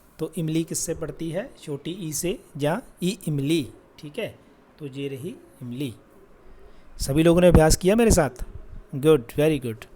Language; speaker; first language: Hindi; non-native, local second language; Punjabi